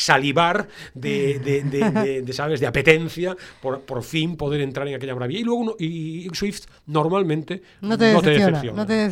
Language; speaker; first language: Spanish; native; Spanish